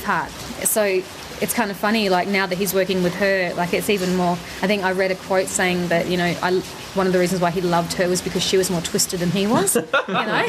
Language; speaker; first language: English; native; English